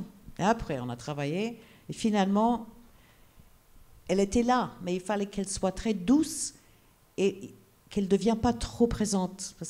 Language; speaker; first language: French; non-native, fluent; English